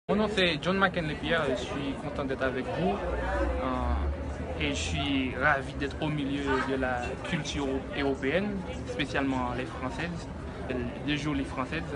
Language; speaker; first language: French; non-native, local second language; Haitian Creole